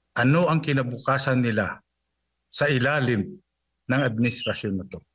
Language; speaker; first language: Filipino; non-native, local second language; Cebuano